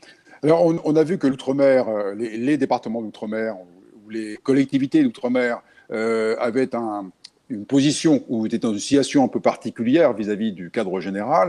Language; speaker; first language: French; native; French